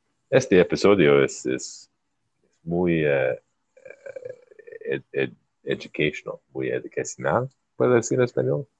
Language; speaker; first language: Spanish; non-native, learner; English